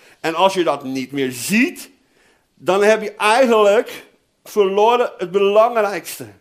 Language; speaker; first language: Dutch; non-native, fluent; Portuguese